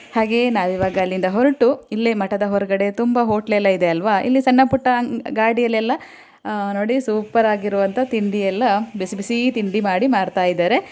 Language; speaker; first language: Kannada; non-native, local second language; Tulu